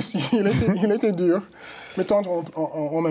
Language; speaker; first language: French; non-native, fluent; English